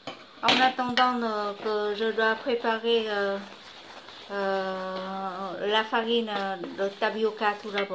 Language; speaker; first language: French; non-native, learner; Vietnamese